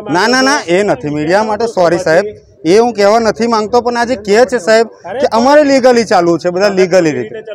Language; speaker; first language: Gujarati; native; Gujarati